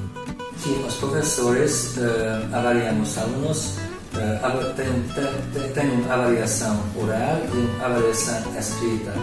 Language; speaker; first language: Portuguese; non-native, learner; Hungarian